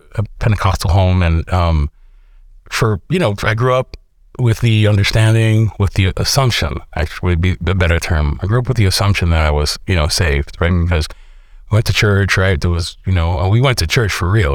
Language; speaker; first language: English; native; English